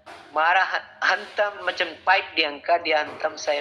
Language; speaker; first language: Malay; non-native, learner; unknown